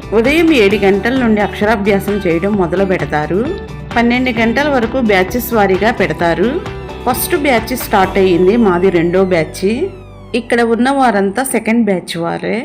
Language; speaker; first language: Telugu; native; Telugu